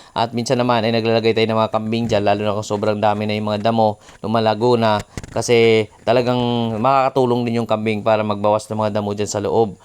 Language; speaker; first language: Filipino; non-native, local second language; Cebuano